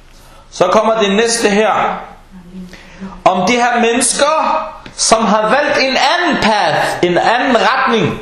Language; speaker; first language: Danish; early bilingual, other home language; Arabic